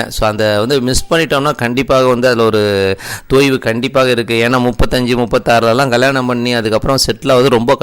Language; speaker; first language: Tamil; native; Tamil